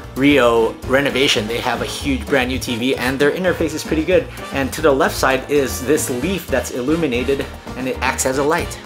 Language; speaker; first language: English; native; English